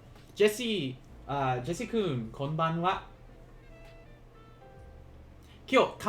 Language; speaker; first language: Japanese; non-native, learner; English